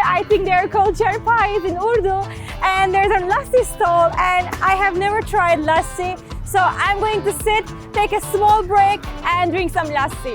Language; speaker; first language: English; non-native, fluent; Turkish